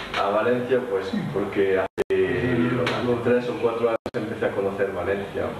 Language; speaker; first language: Spanish; non-native, fluent; French